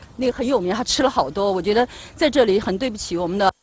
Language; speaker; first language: Chinese; native; Chinese